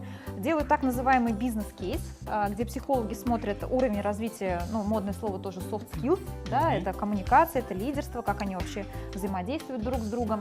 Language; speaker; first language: Russian; native; Russian